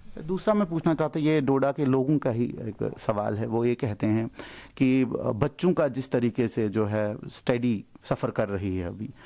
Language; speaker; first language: Hindi; non-native, local second language; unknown